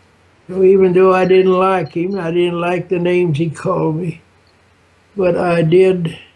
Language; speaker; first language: English; native; English